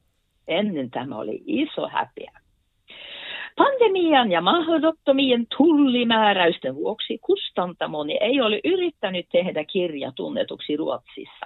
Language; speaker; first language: Finnish; non-native, fluent; Norwegian